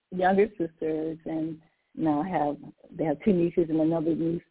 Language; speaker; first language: English; native; English